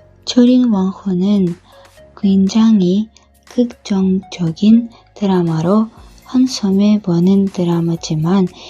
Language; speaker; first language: Korean; non-native, learner; Russian